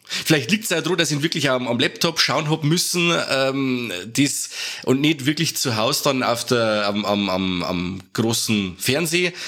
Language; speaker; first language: German; native; German